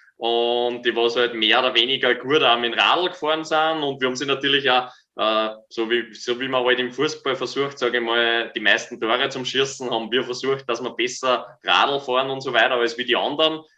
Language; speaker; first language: German; native; German